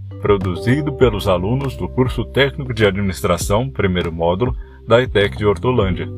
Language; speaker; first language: Portuguese; native; Portuguese